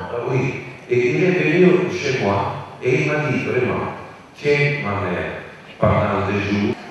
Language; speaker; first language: French; non-native, learner; Italian